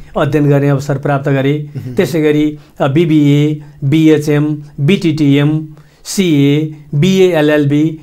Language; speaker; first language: Nepali; native; Nepali